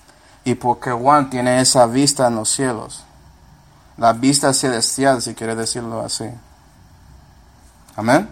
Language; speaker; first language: Spanish; non-native, fluent; English